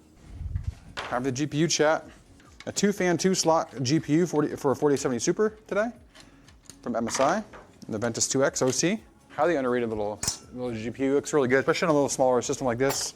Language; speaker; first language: English; native; English